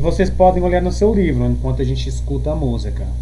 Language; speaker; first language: Portuguese; non-native, fluent; English